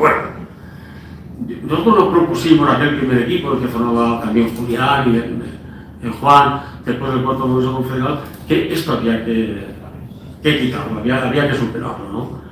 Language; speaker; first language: Spanish; native; Spanish